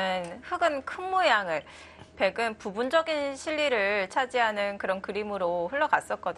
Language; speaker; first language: Korean; native; Korean